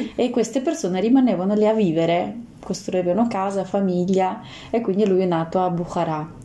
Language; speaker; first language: Italian; non-native, fluent; Russian